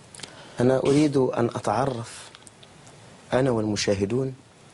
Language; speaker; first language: Arabic; native; Arabic